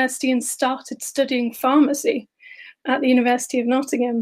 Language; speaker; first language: English; native; English